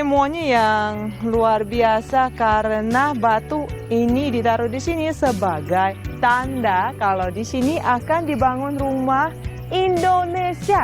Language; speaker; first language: Indonesian; non-native, fluent; Russian